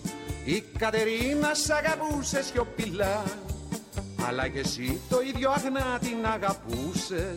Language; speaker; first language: Greek; native; Greek